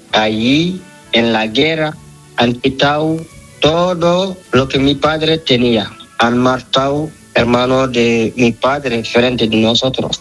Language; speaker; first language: Spanish; non-native, learner; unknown